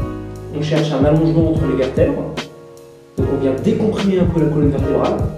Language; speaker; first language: French; native; French